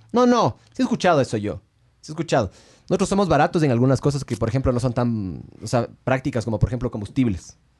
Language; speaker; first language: Spanish; native; Spanish